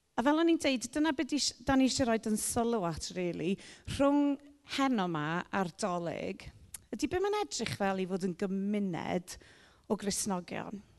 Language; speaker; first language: Welsh; native; Welsh